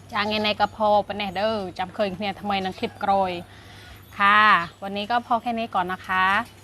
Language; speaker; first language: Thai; non-native, local second language; Northern Khmer